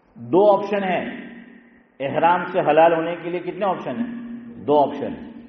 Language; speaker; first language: Urdu; non-native, local second language; Gujarati